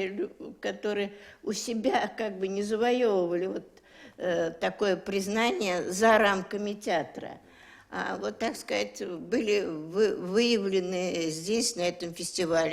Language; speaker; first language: Russian; native; Russian